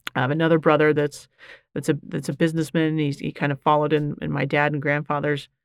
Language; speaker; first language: English; native; English